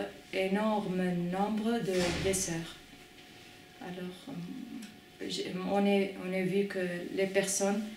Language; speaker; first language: French; non-native, fluent; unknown